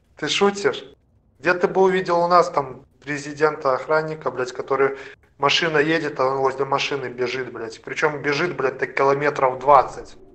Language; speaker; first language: Russian; native; Russian